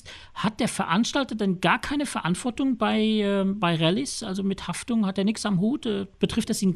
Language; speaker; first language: German; native; German